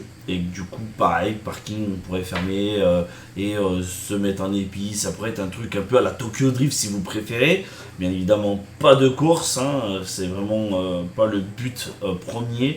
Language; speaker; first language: French; native; French